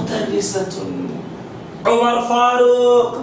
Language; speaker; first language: Arabic; non-native, fluent; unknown